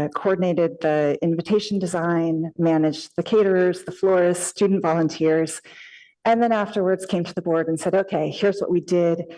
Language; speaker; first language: English; native; English